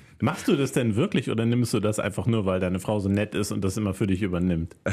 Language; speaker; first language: German; native; German